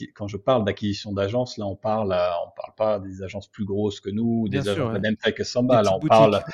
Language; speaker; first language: French; native; French